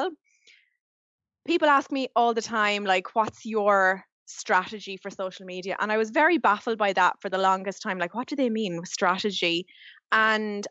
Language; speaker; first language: English; native; English